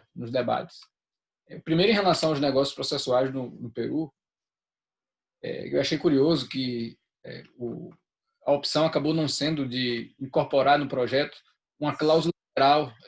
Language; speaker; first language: Portuguese; native; Portuguese